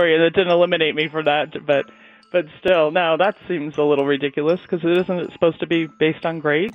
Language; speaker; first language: English; native; English